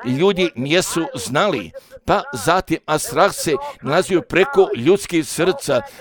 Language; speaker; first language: Croatian; early bilingual, heritage; Croatian